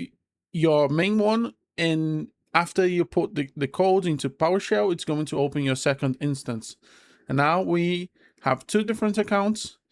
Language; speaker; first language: English; non-native, fluent; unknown